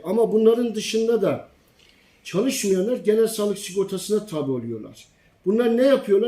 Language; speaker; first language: Turkish; native; Turkish